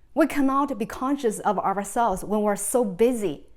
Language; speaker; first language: English; non-native, fluent; Chinese